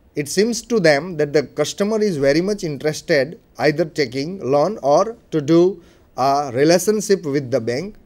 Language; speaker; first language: English; non-native, local second language; Gujarati